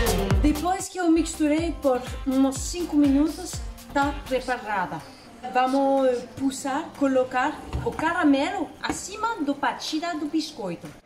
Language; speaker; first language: Portuguese; non-native, learner; Danish